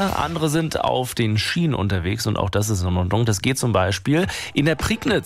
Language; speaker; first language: German; native; German